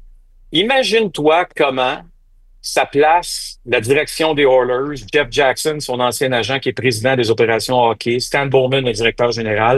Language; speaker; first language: French; native; French